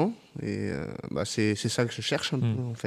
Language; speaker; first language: French; native; French